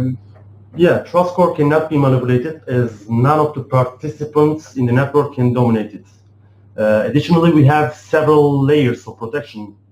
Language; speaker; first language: English; non-native, fluent; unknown